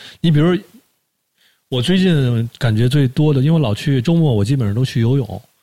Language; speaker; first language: Chinese; native; Chinese